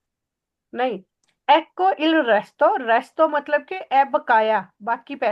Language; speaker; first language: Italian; non-native, fluent; Punjabi